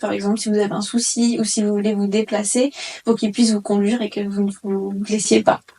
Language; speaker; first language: French; native; French